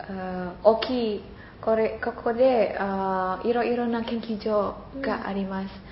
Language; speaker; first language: Japanese; non-native, learner; Indonesian